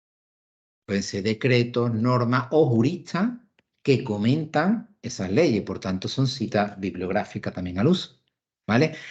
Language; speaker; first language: Spanish; native; Spanish